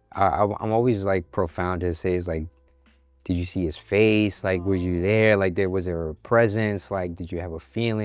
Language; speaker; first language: English; native; English